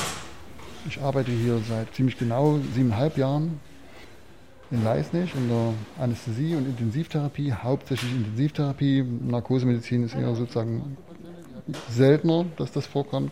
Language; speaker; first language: German; native; German